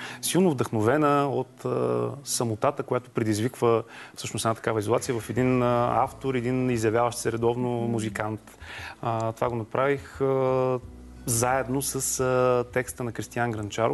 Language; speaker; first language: Bulgarian; native; Bulgarian